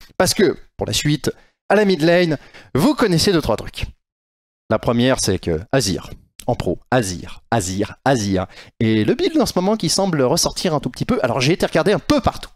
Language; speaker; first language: French; native; French